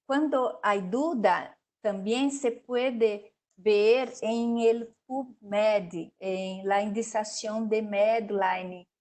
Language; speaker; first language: Spanish; non-native, learner; Portuguese